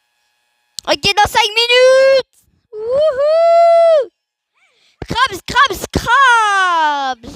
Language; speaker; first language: French; native; French